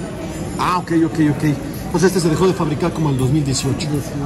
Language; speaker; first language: Spanish; native; Spanish